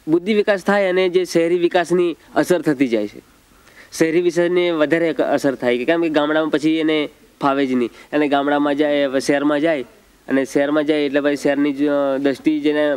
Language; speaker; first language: Gujarati; non-native, local second language; Rathawi